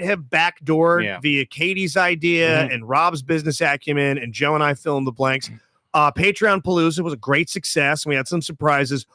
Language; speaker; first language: English; native; English